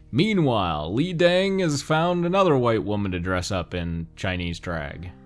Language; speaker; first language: English; native; English